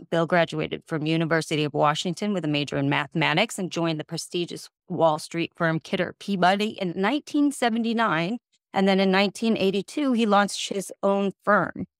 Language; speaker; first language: English; native; English